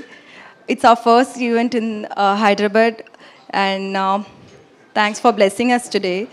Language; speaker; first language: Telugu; non-native, learner; Tamil